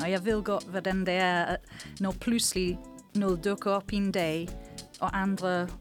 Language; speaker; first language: Danish; non-native, fluent; English